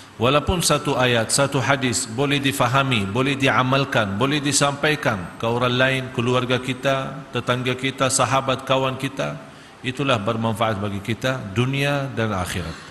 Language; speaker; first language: Malay; non-native, fluent; Arabic